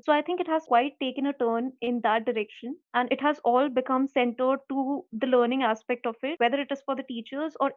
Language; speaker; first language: English; non-native, local second language; Hindi